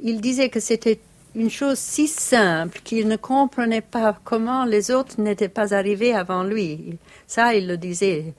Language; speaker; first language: French; non-native, fluent; Italian